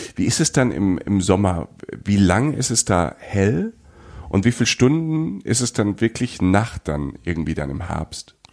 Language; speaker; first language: German; native; German